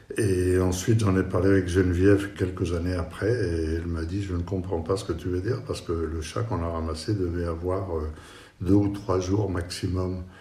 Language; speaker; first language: French; non-native, fluent; Spanish